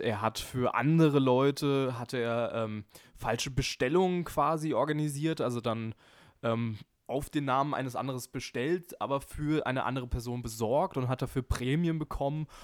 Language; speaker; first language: German; native; German